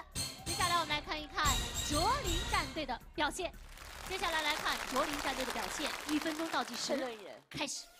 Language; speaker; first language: Chinese; native; Chinese